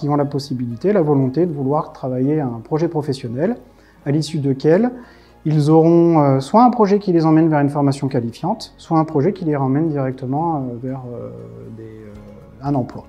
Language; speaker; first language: French; native; French